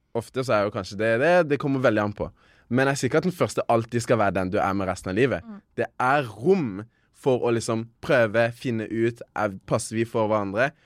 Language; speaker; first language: Norwegian; native; Norwegian